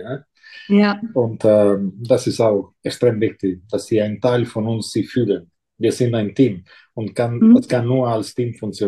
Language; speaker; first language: German; non-native, local second language; Italian